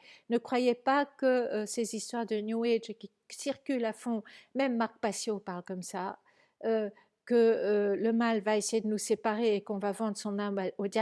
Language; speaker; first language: French; native; French